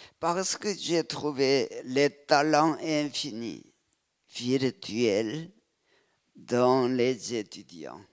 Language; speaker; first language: French; non-native, fluent; Korean